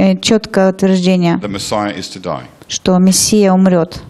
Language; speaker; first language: Russian; native; Russian